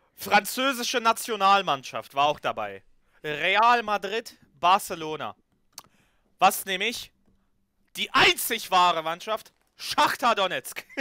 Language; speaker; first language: German; early bilingual, other home language; Ukrainian